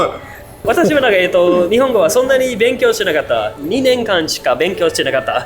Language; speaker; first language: Japanese; non-native, learner; English